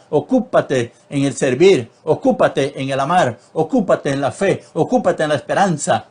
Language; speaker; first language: Spanish; native; Spanish